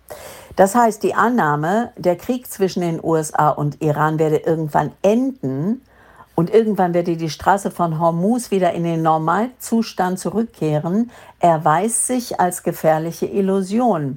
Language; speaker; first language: German; native; German